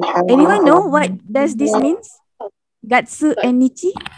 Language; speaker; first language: English; non-native, local second language; Malay